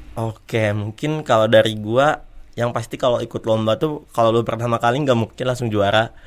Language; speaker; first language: Indonesian; native; Indonesian